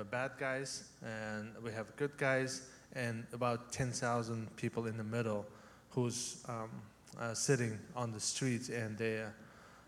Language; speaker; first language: English; non-native, fluent; Uzbek